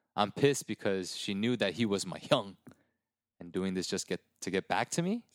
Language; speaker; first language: English; early bilingual, other home language; Korean